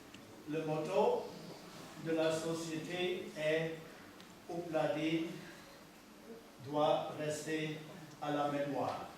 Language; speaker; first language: French; non-native, learner; German